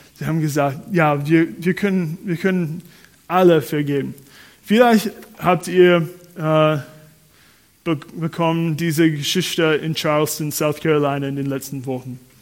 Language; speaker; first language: German; non-native, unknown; English